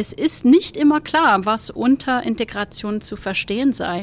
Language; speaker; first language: German; non-native, fluent; English